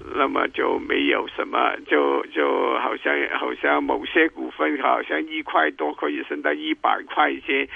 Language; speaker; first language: Chinese; non-native, local second language; Cantonese